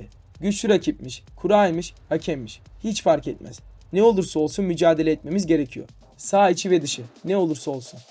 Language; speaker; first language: Turkish; native; Turkish